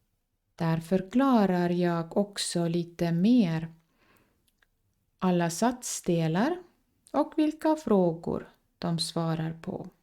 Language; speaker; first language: Swedish; non-native, fluent; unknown